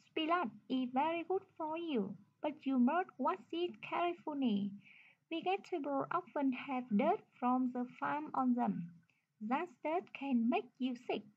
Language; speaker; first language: English; non-native, fluent; Vietnamese